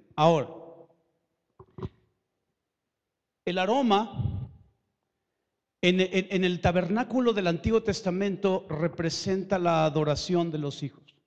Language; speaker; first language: Spanish; native; Spanish